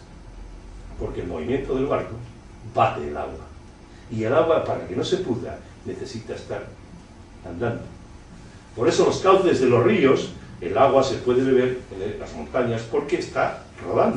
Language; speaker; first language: Spanish; native; Spanish